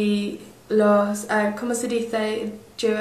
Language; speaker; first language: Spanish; non-native, learner; English